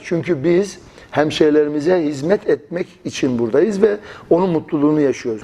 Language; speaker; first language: Turkish; native; Turkish